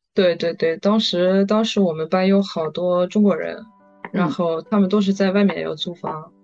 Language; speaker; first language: Chinese; non-native, fluent; French